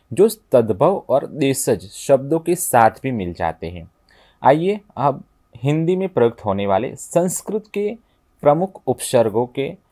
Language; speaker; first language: Hindi; non-native, local second language; Gujarati